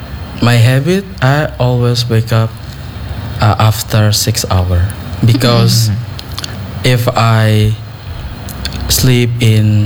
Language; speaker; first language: English; non-native, learner; Indonesian